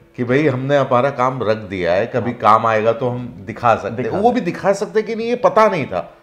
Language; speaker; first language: Hindi; native; Hindi